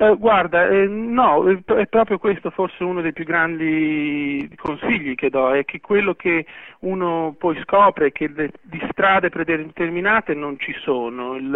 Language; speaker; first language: Italian; early bilingual, heritage; Italian